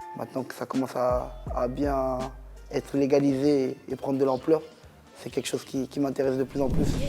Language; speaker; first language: French; native; French